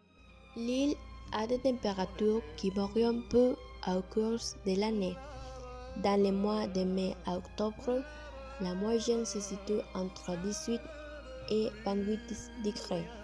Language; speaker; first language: French; non-native, learner; Spanish